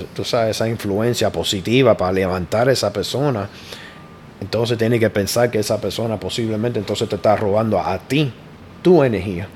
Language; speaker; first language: Spanish; early bilingual, heritage; Spanish